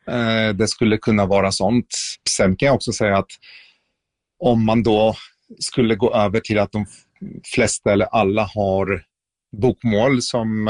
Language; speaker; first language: Swedish; non-native, fluent; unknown